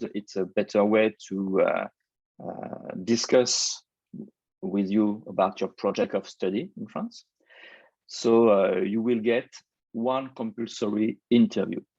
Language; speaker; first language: English; non-native, fluent; French